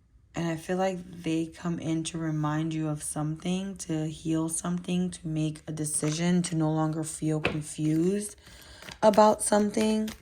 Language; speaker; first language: English; native; English